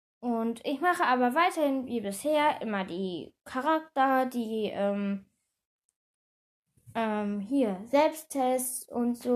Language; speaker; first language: German; native; German